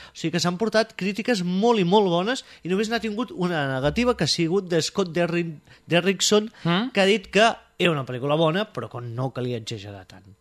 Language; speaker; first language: Catalan; native; Catalan